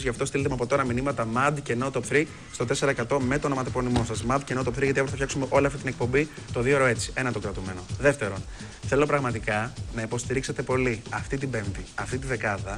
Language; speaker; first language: Greek; native; Greek